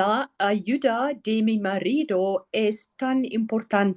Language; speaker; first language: Spanish; non-native, learner; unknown